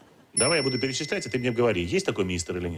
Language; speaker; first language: Russian; native; Russian